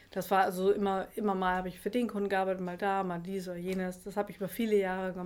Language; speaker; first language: German; native; German